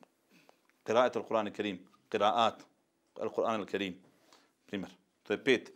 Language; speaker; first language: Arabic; non-native, fluent; Bosnian